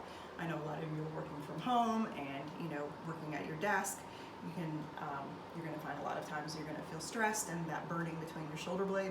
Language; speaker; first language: English; native; English